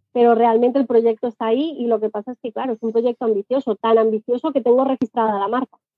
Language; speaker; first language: Spanish; native; Spanish